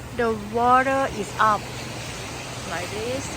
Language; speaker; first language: English; non-native, learner; Thai